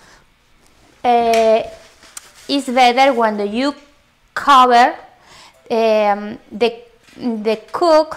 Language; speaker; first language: English; non-native, learner; Spanish